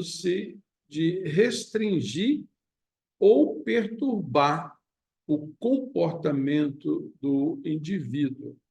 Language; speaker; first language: Portuguese; native; Portuguese